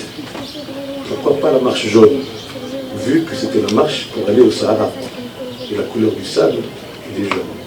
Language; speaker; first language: French; non-native, local second language; Arabic